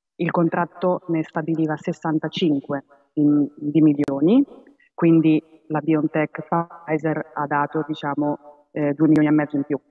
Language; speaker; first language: Italian; native; Italian